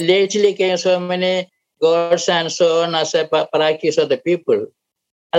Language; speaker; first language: English; non-native, local second language; Malayalam